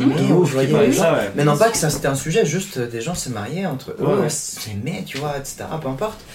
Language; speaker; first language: French; non-native, fluent; Spanish